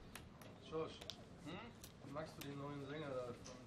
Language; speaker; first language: German; native; German